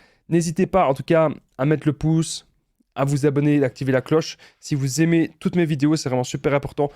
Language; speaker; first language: French; native; French